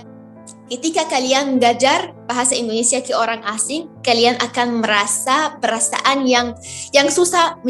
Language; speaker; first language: Indonesian; non-native, fluent; Arabic